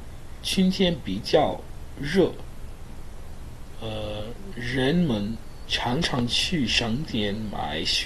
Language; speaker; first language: Chinese; non-native, learner; English